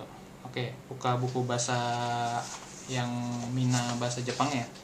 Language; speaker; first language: Indonesian; native; Indonesian